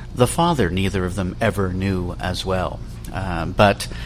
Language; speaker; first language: English; native; English